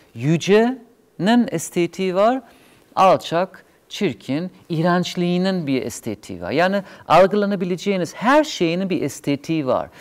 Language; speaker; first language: Turkish; non-native, fluent; German